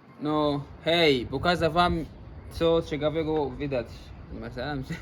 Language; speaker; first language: Polish; non-native, learner; Arabic